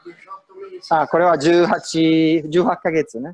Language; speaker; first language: Japanese; non-native, fluent; Italian